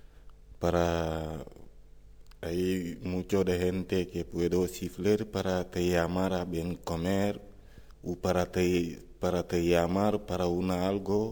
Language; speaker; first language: Spanish; non-native, learner; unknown